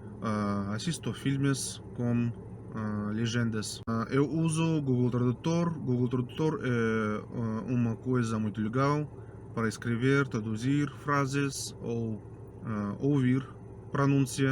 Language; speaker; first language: Portuguese; non-native, fluent; Russian